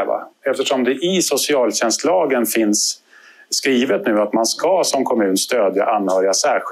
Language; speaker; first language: Swedish; native; Swedish